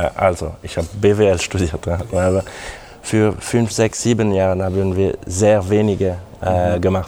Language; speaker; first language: German; non-native, local second language; French